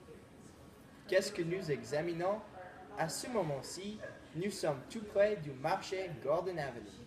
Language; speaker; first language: French; non-native, learner; English